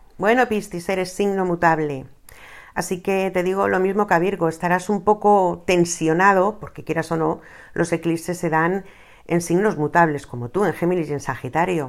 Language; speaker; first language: Spanish; native; Spanish